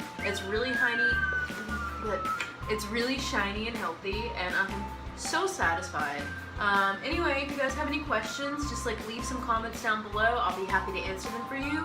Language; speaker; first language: English; native; English